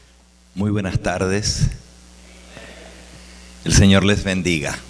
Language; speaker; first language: Spanish; native; Spanish